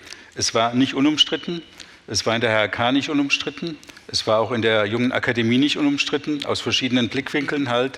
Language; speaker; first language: German; native; German